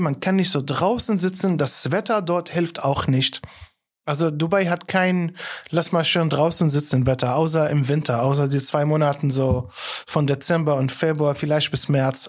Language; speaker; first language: German; non-native, fluent; Arabic